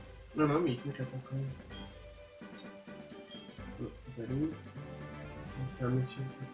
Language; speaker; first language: French; native; French